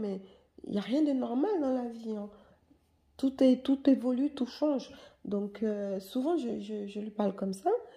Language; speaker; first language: French; native; French